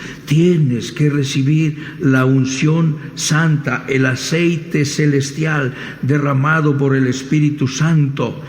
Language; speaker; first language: Spanish; native; Spanish